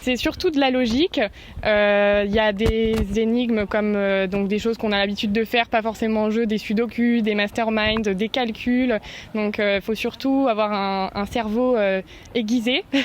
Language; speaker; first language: French; native; French